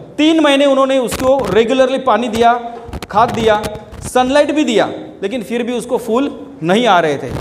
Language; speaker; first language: Hindi; non-native, local second language; Marathi